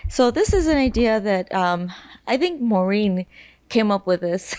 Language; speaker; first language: English; native; English